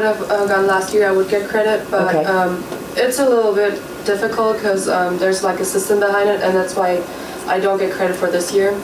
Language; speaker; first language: English; non-native, fluent; German